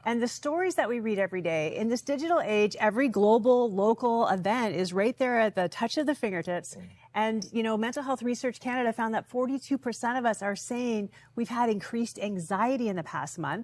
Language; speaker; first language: English; native; English